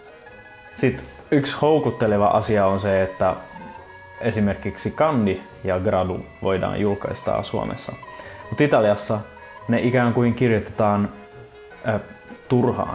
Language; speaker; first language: Finnish; non-native, fluent; Italian